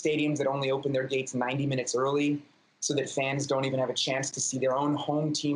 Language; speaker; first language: English; native; English